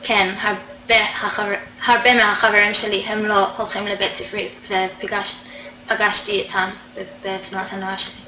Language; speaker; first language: Hebrew; non-native, fluent; English